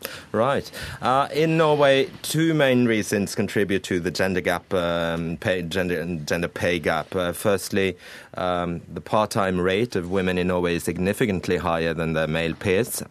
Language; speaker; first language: English; non-native, fluent; Norwegian